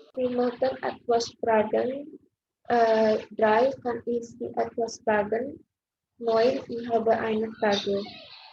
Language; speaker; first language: German; non-native, learner; Indonesian